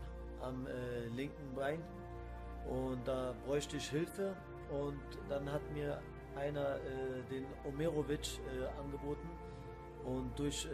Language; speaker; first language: German; early bilingual, other home language; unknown